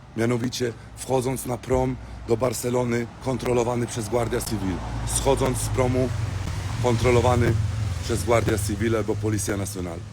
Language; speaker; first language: Polish; early bilingual, heritage; Polish